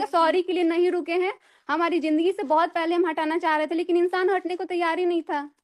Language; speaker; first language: Hindi; native; Hindi